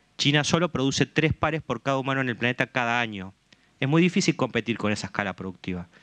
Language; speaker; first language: Spanish; native; Spanish